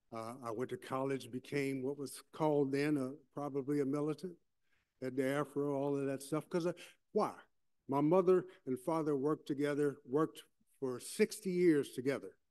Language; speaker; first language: English; native; English